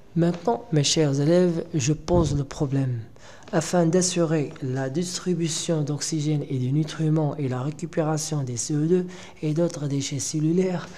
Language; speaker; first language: French; non-native, local second language; Arabic